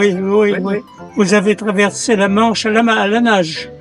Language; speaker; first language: French; native; French